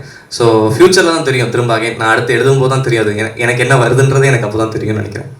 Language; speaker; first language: Tamil; native; Tamil